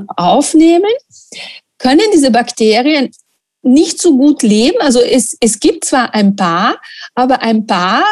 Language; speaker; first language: German; non-native, fluent; Italian